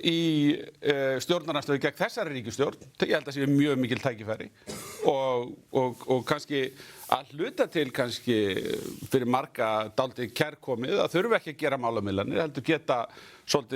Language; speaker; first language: Icelandic; native; Icelandic